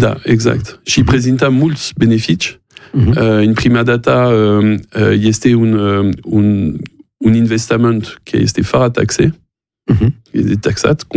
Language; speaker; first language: Romanian; non-native, learner; French